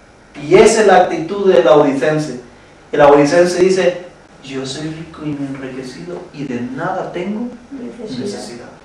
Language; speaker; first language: Spanish; native; Spanish